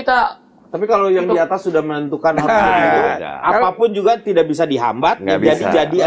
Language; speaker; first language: Indonesian; native; Indonesian